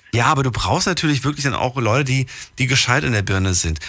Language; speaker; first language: German; native; German